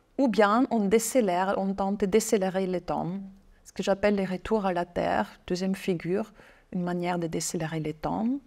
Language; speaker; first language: French; non-native, fluent; German